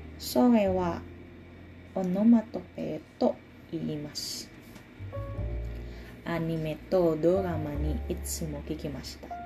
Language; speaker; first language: Japanese; non-native, learner; Indonesian